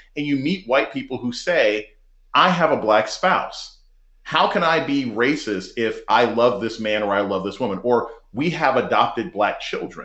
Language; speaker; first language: English; native; English